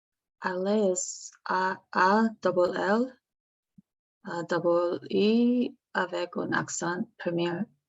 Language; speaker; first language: French; non-native, learner; English